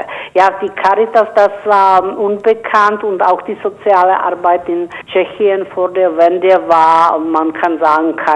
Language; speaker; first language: German; non-native, fluent; Czech